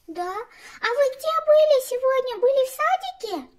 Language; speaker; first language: Russian; non-native, local second language; Kazakh